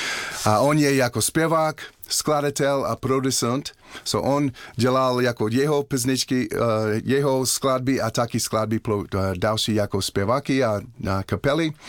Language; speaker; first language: Czech; non-native, learner; English